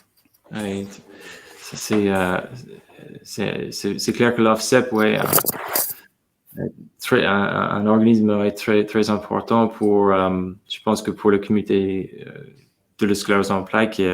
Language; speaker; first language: French; non-native, fluent; English